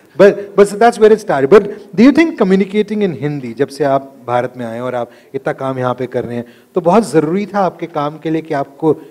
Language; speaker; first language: Hindi; native; Hindi